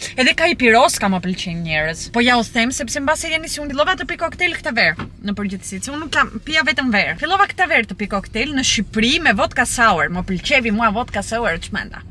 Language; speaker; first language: Albanian; early bilingual, heritage; Albanian